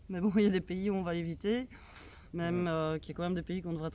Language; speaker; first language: French; native; French